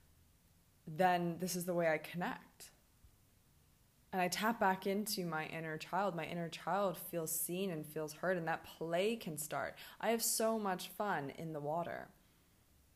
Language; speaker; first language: English; native; English